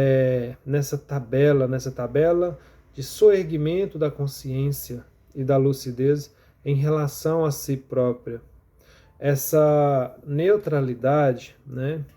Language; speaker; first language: Portuguese; native; Portuguese